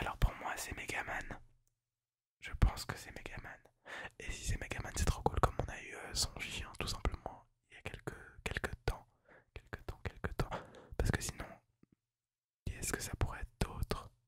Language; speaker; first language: French; native; French